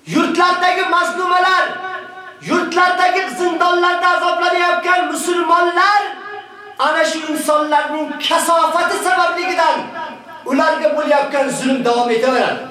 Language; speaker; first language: Uzbek; native; Uzbek